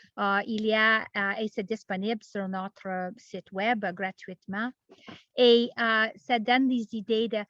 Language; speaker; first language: French; non-native, learner; English